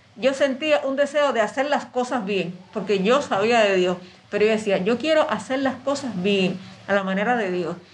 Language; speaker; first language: Spanish; native; Spanish